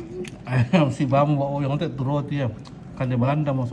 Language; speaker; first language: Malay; non-native, local second language; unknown